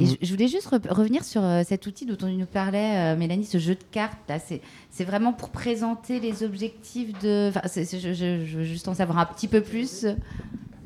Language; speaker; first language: French; native; French